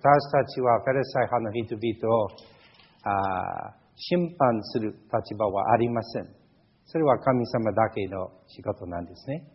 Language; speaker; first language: Japanese; non-native, fluent; English